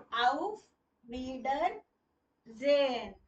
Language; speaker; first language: German; non-native, fluent; Hindi